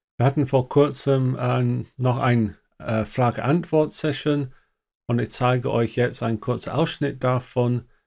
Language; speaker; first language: German; non-native, learner; English